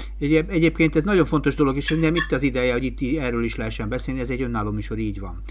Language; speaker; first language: Hungarian; native; Hungarian